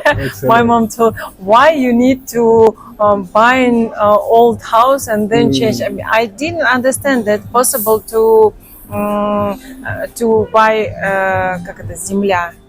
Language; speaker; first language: English; non-native, learner; Russian